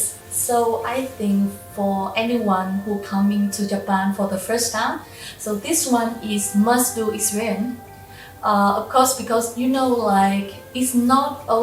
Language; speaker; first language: English; non-native, local second language; Vietnamese